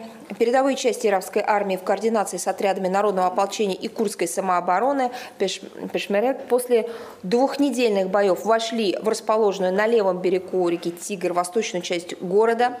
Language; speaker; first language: Russian; native; Russian